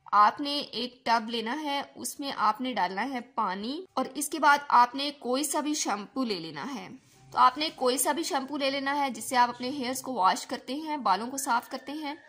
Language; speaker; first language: Urdu; native; Urdu